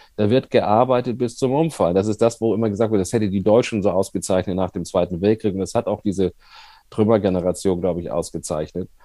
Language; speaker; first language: German; native; German